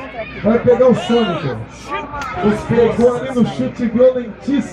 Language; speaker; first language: Portuguese; native; Portuguese